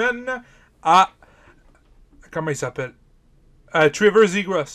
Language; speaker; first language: French; native; French